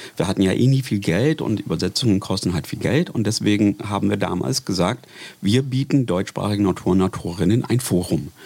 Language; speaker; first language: German; non-native, fluent; English